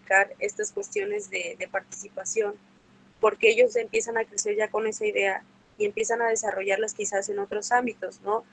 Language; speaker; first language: Spanish; native; Spanish